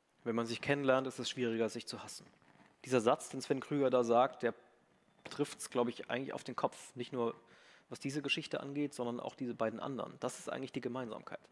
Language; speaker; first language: German; native; German